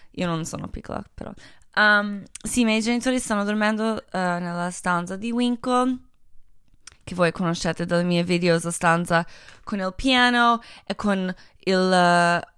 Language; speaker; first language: Italian; early bilingual, heritage; Italian